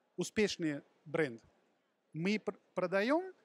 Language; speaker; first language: Russian; non-native, fluent; Sinhala